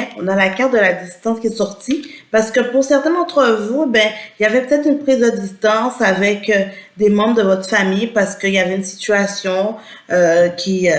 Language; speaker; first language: French; native; French